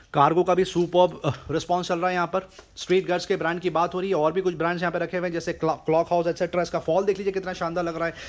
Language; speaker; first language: Hindi; native; Hindi